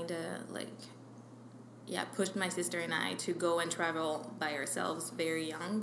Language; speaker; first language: English; non-native, fluent; French